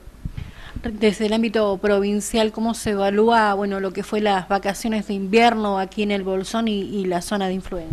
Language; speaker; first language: Spanish; native; Spanish